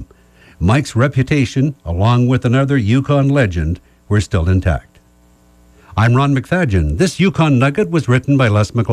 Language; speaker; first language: English; native; English